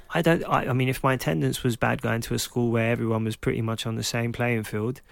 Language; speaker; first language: English; native; English